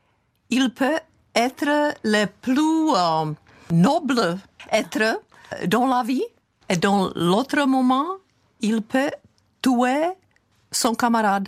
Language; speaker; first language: French; non-native, fluent; Czech